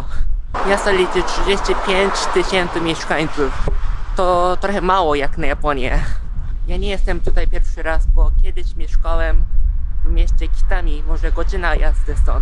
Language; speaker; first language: Polish; non-native, fluent; Japanese